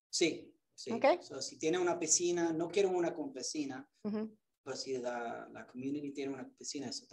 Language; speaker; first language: Spanish; early bilingual, other home language; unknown